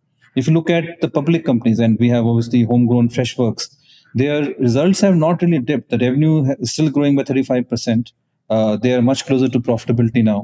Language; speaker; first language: English; non-native, local second language; Punjabi